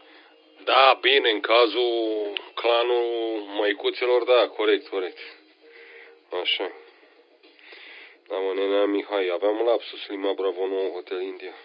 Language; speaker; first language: Romanian; native; Romanian